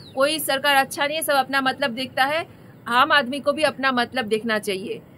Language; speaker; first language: Hindi; non-native, local second language; Bangla